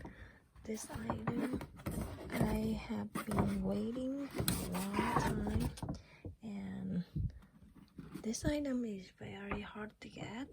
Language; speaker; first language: English; non-native, learner; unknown